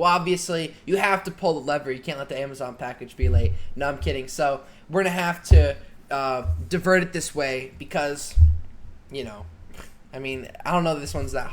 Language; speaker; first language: English; native; English